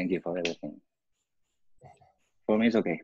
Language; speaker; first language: English; non-native, fluent; Spanish